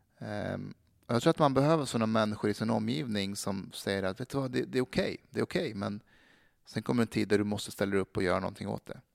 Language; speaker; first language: Swedish; early bilingual, other home language; Persian